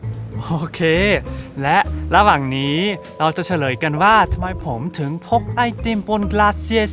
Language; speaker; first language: Thai; early bilingual, heritage; Thai